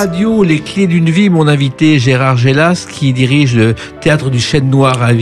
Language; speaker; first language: French; native; French